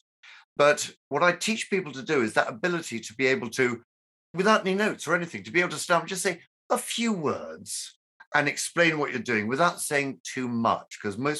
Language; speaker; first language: English; native; English